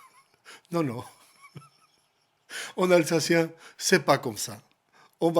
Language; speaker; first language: French; non-native, learner; Spanish